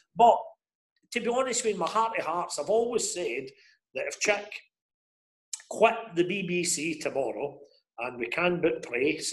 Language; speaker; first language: English; native; English